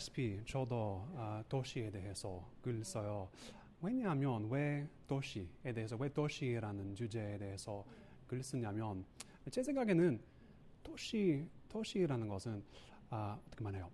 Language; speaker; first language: Korean; non-native, learner; English